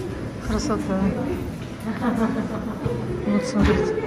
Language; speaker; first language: Russian; native; Russian